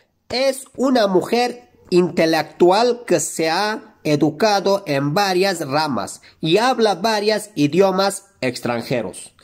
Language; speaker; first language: Spanish; non-native, fluent; Turkish